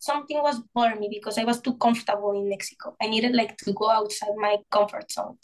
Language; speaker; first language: English; non-native, fluent; Spanish